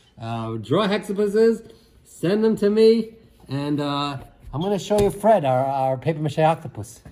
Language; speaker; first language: English; native; English